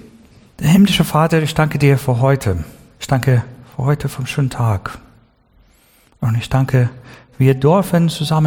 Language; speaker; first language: German; non-native, learner; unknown